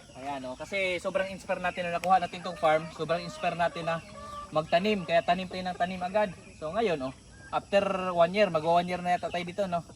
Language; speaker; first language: Filipino; non-native, local second language; Cebuano